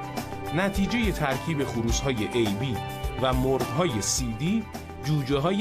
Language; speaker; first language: Persian; native; Persian